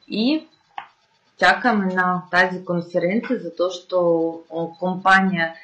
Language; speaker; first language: Bulgarian; non-native, fluent; Russian